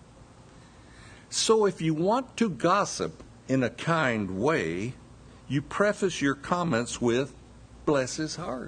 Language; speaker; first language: English; native; English